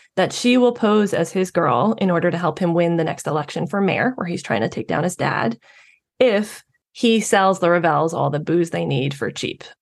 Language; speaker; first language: English; native; English